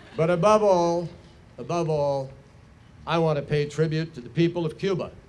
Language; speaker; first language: English; native; English